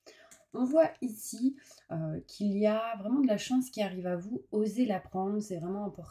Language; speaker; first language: French; native; French